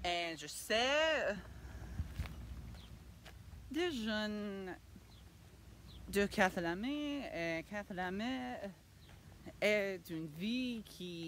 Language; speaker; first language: French; non-native, learner; English